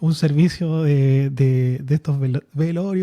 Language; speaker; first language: Spanish; native; Spanish